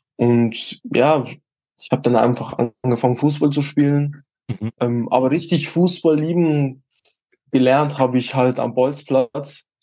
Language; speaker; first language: German; early bilingual, other home language; Albanian